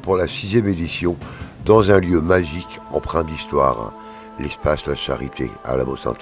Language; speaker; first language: French; native; French